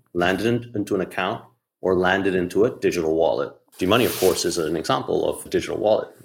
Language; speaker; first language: English; non-native, local second language; Hindi